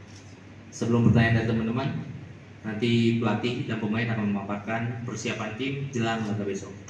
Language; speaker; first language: Indonesian; native; Indonesian